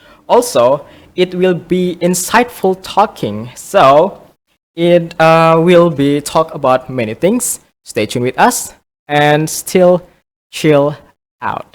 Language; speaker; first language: English; non-native, fluent; Indonesian